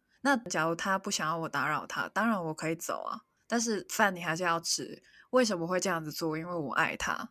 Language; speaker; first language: Chinese; non-native, local second language; Cantonese